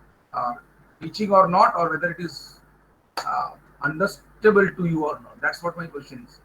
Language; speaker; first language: English; non-native, local second language; Bangla